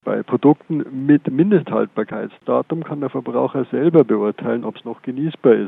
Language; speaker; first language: German; native; German